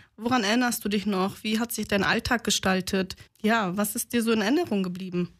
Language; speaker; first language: German; native; German